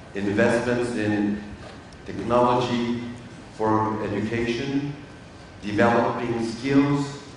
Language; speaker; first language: English; non-native, fluent; French